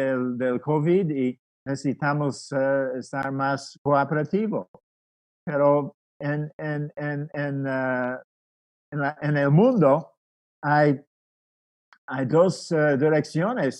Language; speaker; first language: Spanish; non-native, fluent; English